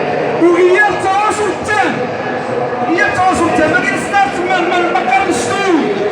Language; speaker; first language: Arabic; native; Arabic